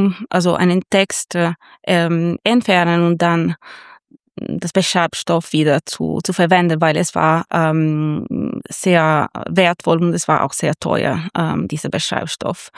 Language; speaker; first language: German; non-native, fluent; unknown